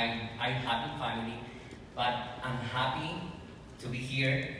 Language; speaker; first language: English; non-native, learner; Spanish